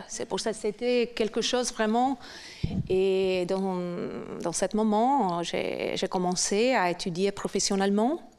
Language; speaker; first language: French; non-native, fluent; Albanian